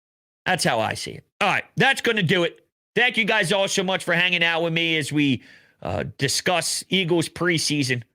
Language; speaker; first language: English; native; English